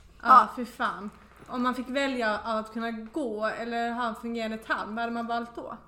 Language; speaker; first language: Swedish; native; Swedish